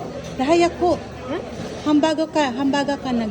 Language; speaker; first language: Japanese; non-native, learner; Filipino